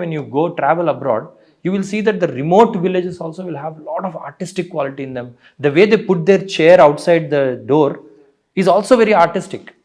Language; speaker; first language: English; non-native, local second language; Telugu